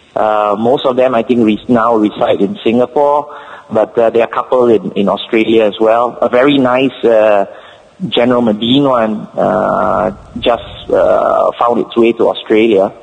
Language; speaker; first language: English; native; English